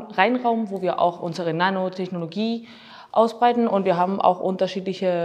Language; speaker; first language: German; non-native, fluent; Spanish